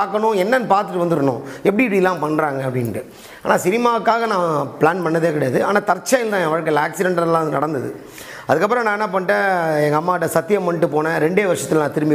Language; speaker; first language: Tamil; native; Tamil